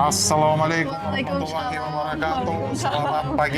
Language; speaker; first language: Indonesian; non-native, learner; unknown